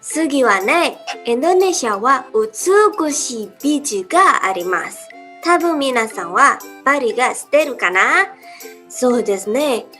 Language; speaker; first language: Japanese; non-native, learner; Indonesian